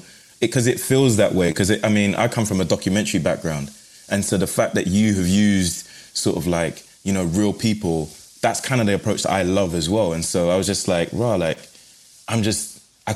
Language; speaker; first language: English; native; English